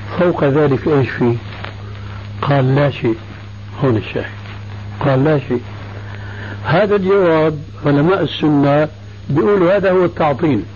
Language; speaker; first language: Arabic; early bilingual, other home language; Albanian